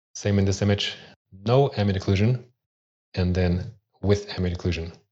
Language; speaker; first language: English; early bilingual, other home language; Swiss German